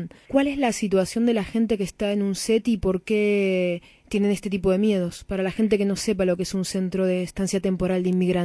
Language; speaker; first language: Spanish; native; Spanish